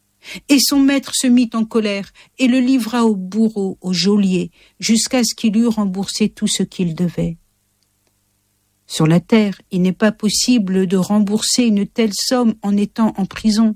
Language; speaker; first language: French; native; French